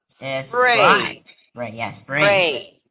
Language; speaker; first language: English; non-native, learner; Chinese